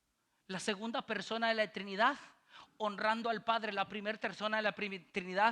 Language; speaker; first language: Spanish; native; Spanish